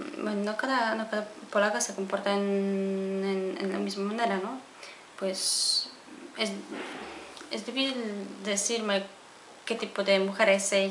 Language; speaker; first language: Spanish; non-native, fluent; Polish